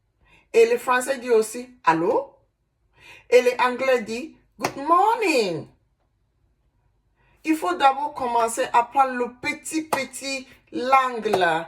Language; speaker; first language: French; non-native, learner; Igbo